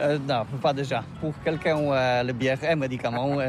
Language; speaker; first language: French; non-native, learner; Polish